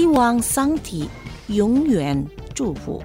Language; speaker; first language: Chinese; non-native, fluent; Indonesian